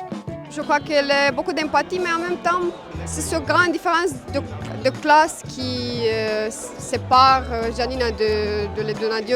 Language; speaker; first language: French; non-native, fluent; Romanian